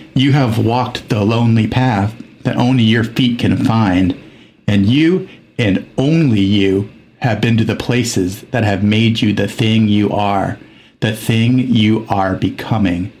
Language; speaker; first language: English; early bilingual, other home language; Spanish